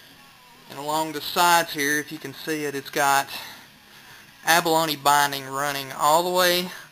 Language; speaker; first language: English; native; English